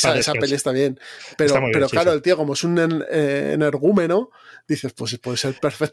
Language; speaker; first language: Spanish; native; Spanish